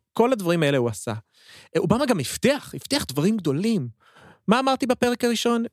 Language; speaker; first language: Hebrew; early bilingual, other home language; English